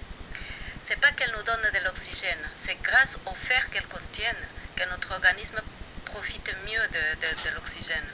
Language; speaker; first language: French; non-native, fluent; Spanish